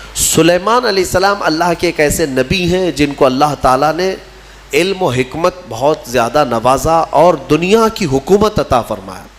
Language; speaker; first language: Urdu; native; Urdu